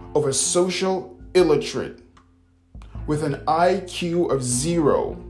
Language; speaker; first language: English; native; English